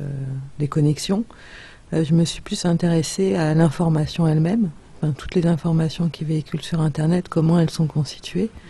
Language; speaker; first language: French; native; French